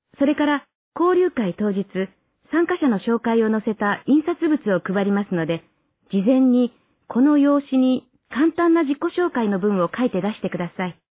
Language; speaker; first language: Japanese; native; Japanese